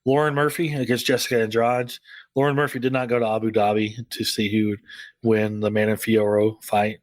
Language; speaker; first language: English; native; English